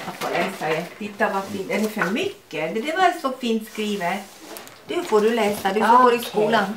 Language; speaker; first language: Swedish; native; Swedish